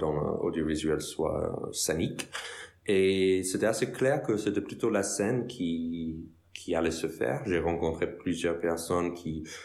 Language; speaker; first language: French; non-native, fluent; English